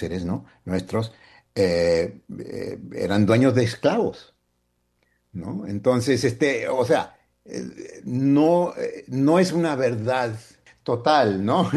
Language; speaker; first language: Spanish; early bilingual, heritage; Spanish